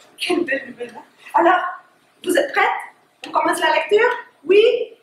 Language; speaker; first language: French; non-native, fluent; Spanish